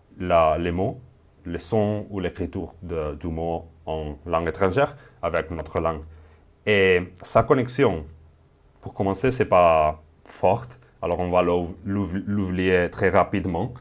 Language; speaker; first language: French; non-native, fluent; Spanish